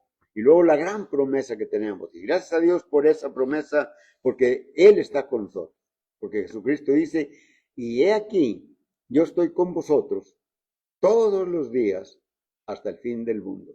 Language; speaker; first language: Spanish; native; Spanish